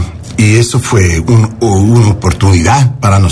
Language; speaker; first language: Spanish; early bilingual, heritage; Spanish